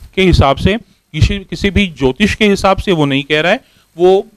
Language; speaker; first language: Hindi; non-native, local second language; Marathi